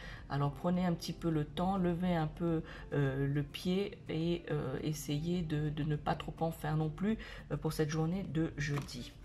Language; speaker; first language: French; native; French